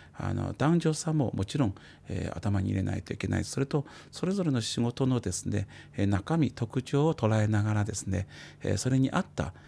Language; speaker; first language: Japanese; non-native, fluent; Chinese